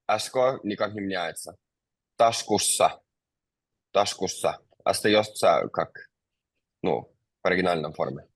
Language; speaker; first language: Russian; non-native, fluent; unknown